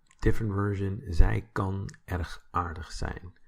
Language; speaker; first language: Dutch; non-native, fluent; English